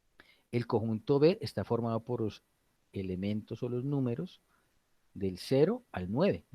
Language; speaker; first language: Spanish; native; Spanish